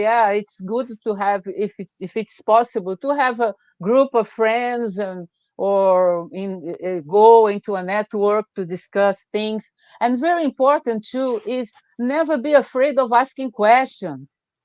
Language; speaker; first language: English; non-native, fluent; Portuguese